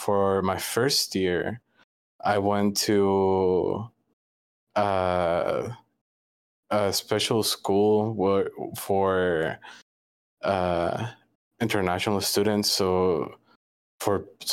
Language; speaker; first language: English; non-native, fluent; Spanish